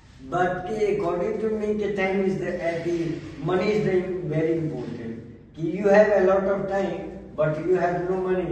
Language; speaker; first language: English; non-native, learner; Hindi